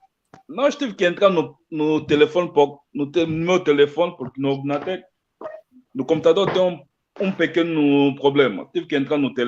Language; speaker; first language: Portuguese; non-native, fluent; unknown